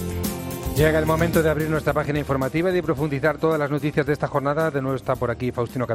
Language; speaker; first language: Spanish; native; Spanish